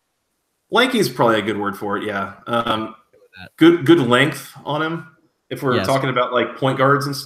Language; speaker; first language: English; native; English